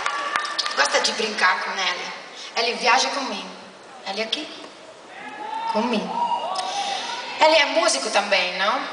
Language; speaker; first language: Portuguese; non-native, learner; Italian